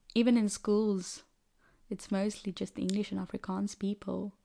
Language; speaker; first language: English; non-native, local second language; Afrikaans